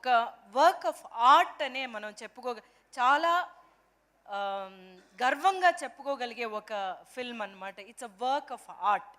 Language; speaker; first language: Telugu; native; Telugu